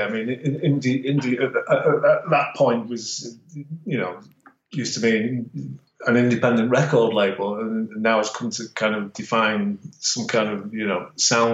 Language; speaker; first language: English; native; English